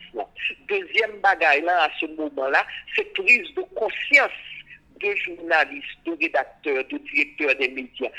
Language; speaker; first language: French; non-native, local second language; Haitian Creole